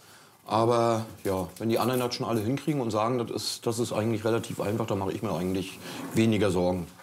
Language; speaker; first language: German; native; German